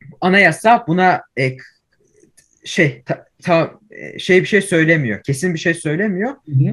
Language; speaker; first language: Turkish; early bilingual, heritage; Turkish